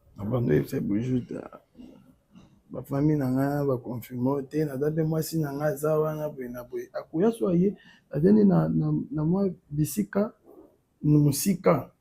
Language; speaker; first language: Lingala; non-native, local second language; Luba-Lulua